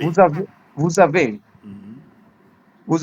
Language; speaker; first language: French; non-native, learner; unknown